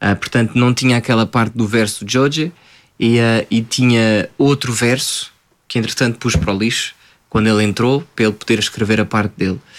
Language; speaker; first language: Portuguese; early bilingual, other home language; French